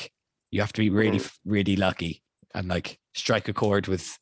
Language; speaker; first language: English; native; English